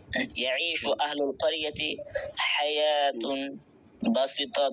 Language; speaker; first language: Arabic; non-native, learner; Bangla